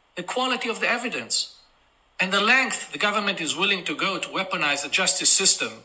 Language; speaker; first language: English; non-native, fluent; Hebrew